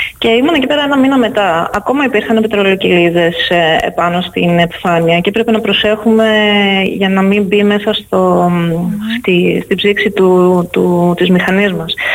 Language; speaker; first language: Greek; non-native, fluent; Dutch